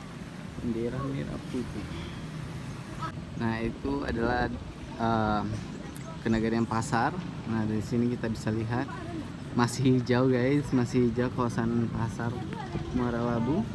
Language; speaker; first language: Indonesian; non-native, local second language; Minangkabau